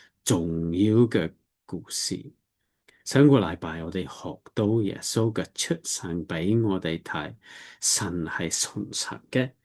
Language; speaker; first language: Cantonese; non-native, learner; English